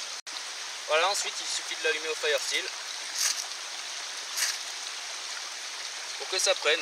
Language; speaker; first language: French; native; French